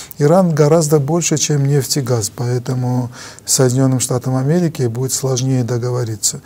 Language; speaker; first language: Russian; non-native, local second language; Armenian